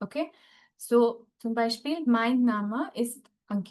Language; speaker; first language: German; non-native, fluent; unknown